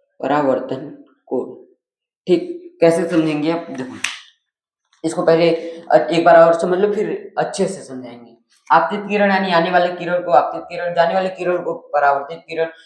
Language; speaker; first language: Hindi; native; Hindi